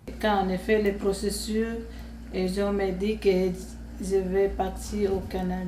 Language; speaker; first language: French; non-native, learner; Nepali